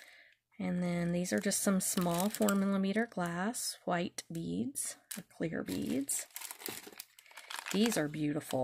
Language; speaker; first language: English; native; English